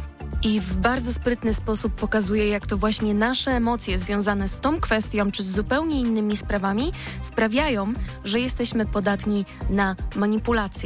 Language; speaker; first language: Polish; native; Polish